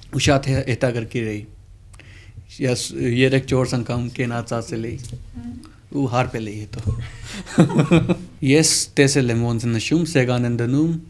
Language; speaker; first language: Armenian; non-native, fluent; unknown